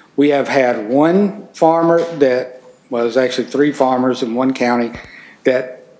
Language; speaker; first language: English; native; English